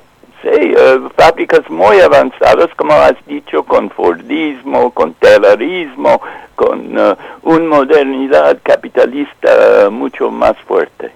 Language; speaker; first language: Spanish; non-native, fluent; English